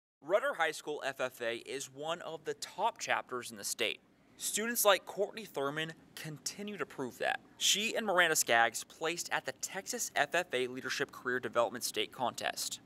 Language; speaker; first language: English; native; English